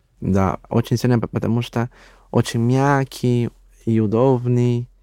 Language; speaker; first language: Russian; non-native, learner; Spanish